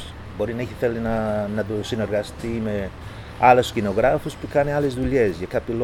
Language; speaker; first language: Greek; non-native, fluent; English